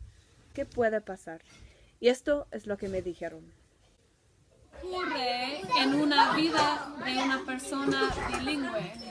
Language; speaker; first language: Spanish; non-native, fluent; English